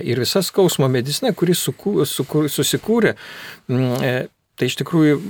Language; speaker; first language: Lithuanian; native; Lithuanian